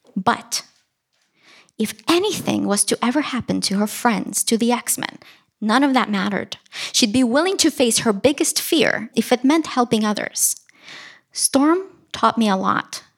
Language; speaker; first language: English; early bilingual, other home language; Russian